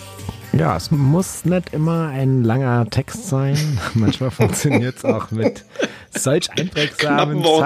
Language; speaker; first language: German; native; German